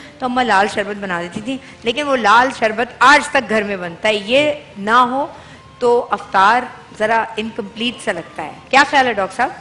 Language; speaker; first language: Urdu; native; Urdu